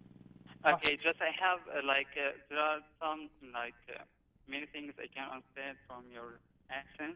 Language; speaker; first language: English; non-native, learner; Arabic